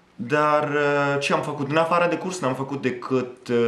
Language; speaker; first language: Romanian; non-native, fluent; Italian